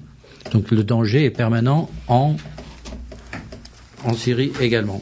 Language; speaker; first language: French; native; French